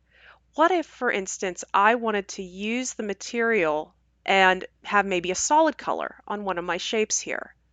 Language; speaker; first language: English; native; English